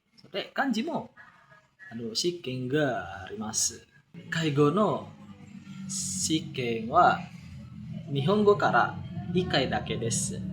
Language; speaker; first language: Japanese; non-native, learner; Indonesian